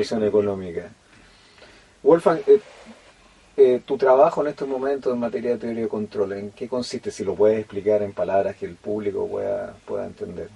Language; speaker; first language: Spanish; native; Spanish